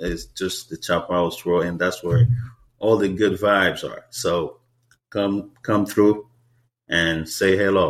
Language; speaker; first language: English; non-native, fluent; Haitian Creole